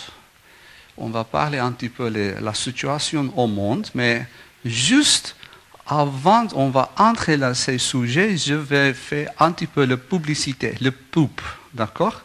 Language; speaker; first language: French; non-native, learner; Afrikaans